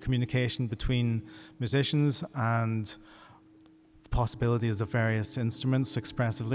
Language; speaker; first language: English; native; English